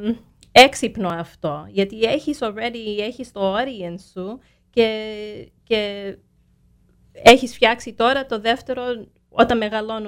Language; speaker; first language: Greek; early bilingual, heritage; Greek